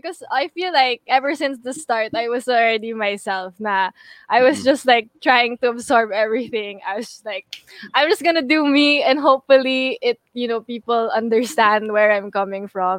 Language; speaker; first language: English; native; English